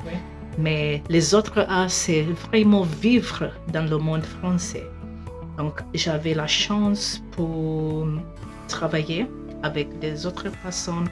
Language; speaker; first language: French; non-native, fluent; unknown